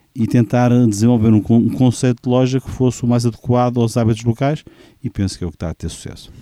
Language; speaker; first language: Portuguese; native; Portuguese